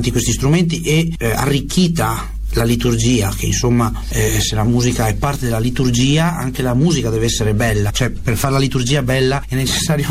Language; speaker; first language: Italian; native; Italian